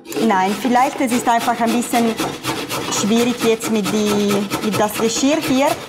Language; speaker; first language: German; non-native, fluent; Italian